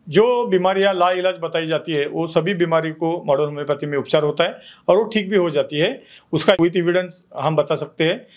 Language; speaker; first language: Hindi; non-native, local second language; Marathi